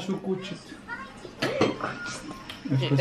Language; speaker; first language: Russian; non-native, learner; Spanish